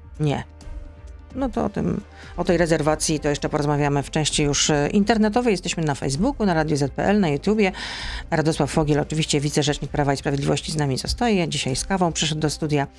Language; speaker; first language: Polish; native; Polish